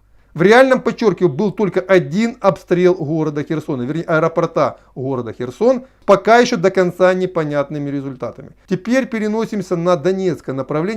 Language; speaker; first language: Russian; native; Russian